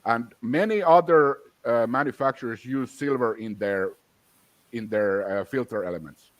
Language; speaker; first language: English; non-native, fluent; Finnish